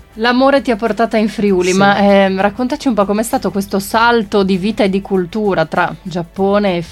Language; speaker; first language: Italian; native; Italian